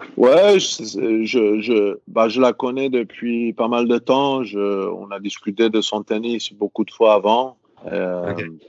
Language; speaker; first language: French; non-native, fluent; Greek